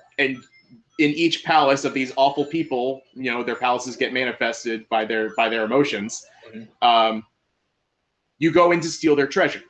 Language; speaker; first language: English; native; English